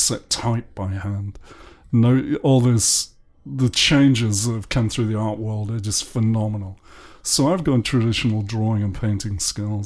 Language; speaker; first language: English; native; English